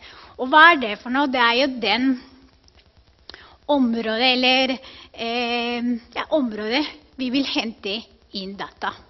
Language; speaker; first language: Norwegian; non-native, fluent; Spanish